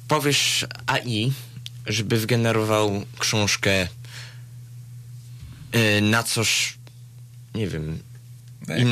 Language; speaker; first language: Polish; early bilingual, other home language; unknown